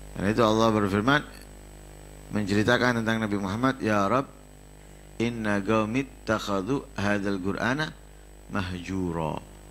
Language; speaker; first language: Indonesian; non-native, local second language; Javanese